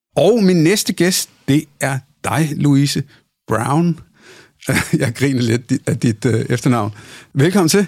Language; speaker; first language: Danish; early bilingual, other home language; Punjabi